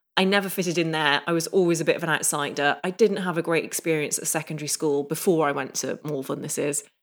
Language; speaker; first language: English; native; English